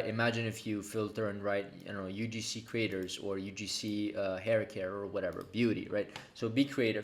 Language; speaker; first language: English; native; English